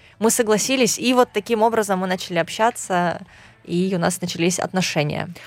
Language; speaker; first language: Russian; native; Russian